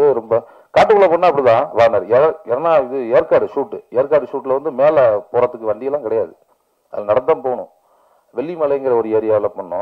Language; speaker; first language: Tamil; native; Tamil